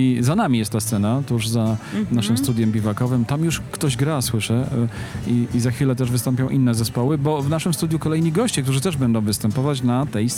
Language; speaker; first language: Polish; native; Polish